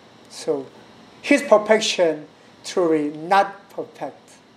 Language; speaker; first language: English; non-native, learner; Korean